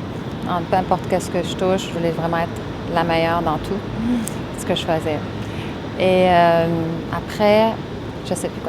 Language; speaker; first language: French; early bilingual, other home language; Arabic